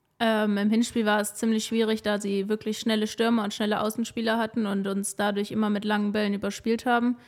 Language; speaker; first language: German; native; German